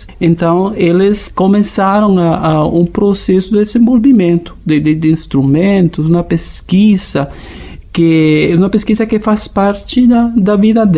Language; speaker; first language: Portuguese; non-native, fluent; Spanish